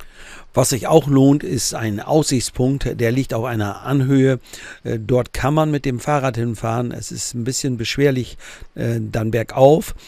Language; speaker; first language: German; native; German